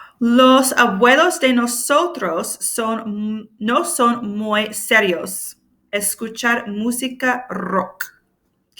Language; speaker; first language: Spanish; non-native, fluent; English